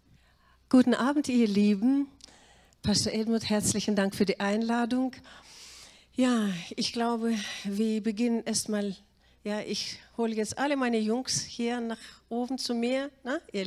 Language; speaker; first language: German; non-native, fluent; Russian